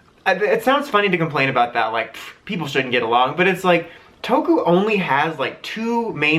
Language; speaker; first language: English; native; English